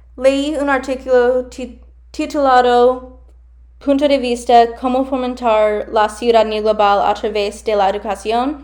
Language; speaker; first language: Spanish; non-native, learner; English